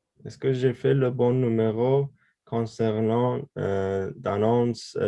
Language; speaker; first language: French; non-native, learner; Persian